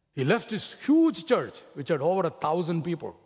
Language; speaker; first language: English; non-native, local second language; Malayalam